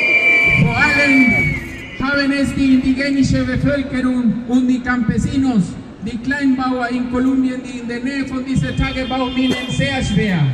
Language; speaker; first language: German; non-native, fluent; Spanish